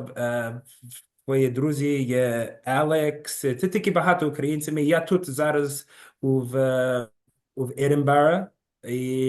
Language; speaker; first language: Ukrainian; early bilingual, heritage; Ukrainian